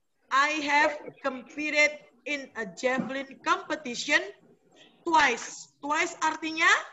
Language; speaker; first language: English; non-native, fluent; Indonesian